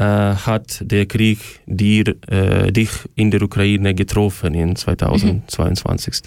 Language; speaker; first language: German; non-native, learner; Ukrainian